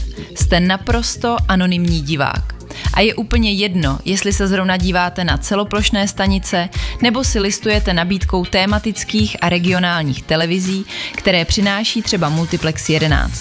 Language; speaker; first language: Czech; native; Czech